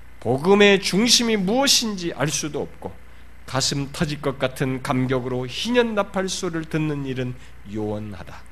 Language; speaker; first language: Korean; native; Korean